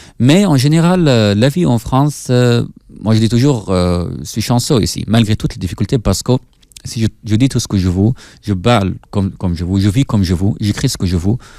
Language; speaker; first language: French; non-native, fluent; Arabic